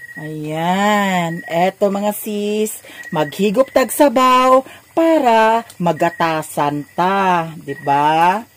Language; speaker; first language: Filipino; non-native, local second language; Cebuano